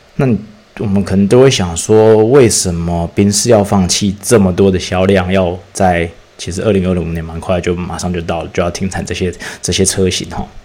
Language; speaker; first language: Chinese; native; Chinese